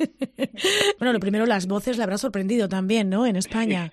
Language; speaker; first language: Spanish; native; Spanish